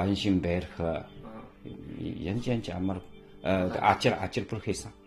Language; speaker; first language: Mongolian; non-native, local second language; Chinese